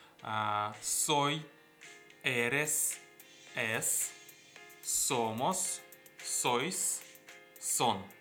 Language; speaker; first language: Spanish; non-native, learner; Russian